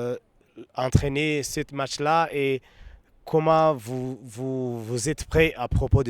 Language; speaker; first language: French; non-native, fluent; Kinyarwanda